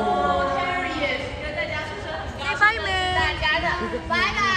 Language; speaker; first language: Chinese; native; Chinese